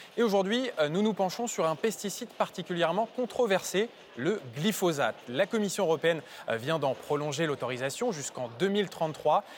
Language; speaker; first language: French; native; French